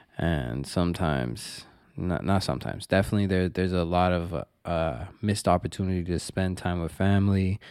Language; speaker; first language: English; native; English